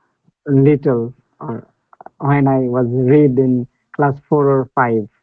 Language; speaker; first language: English; non-native, learner; Bangla